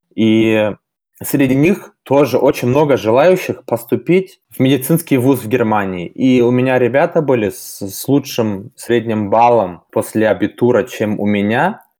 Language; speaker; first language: Russian; early bilingual, heritage; German